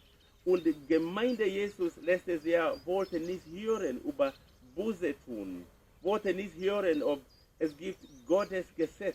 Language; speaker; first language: German; non-native, fluent; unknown